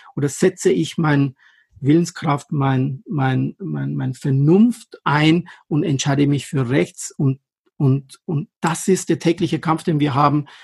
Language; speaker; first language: German; non-native, fluent; Persian